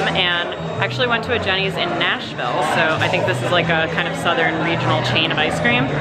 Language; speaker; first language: English; native; English